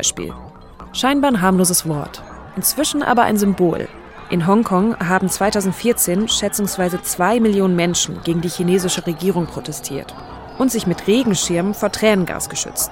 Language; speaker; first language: German; native; German